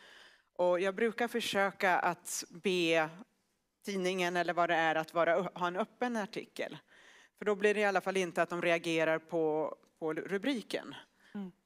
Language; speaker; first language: Swedish; native; Swedish